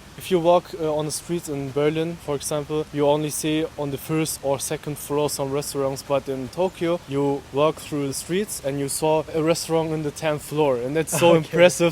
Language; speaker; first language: English; non-native, fluent; German